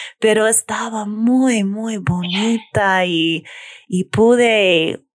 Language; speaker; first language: Spanish; non-native, learner; English